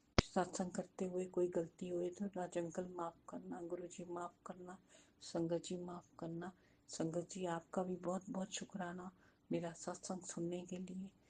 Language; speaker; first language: Hindi; non-native, local second language; Punjabi